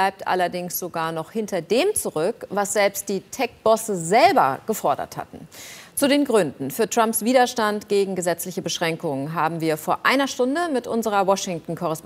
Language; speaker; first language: German; native; German